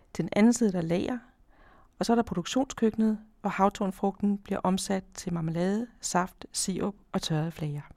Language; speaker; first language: Danish; native; Danish